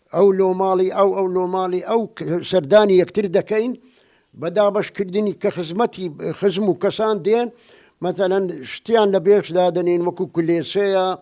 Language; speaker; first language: Central Kurdish; non-native, local second language; Assyrian Neo-Aramaic